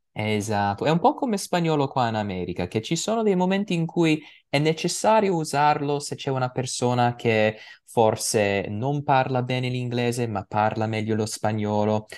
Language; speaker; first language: Italian; non-native, fluent; English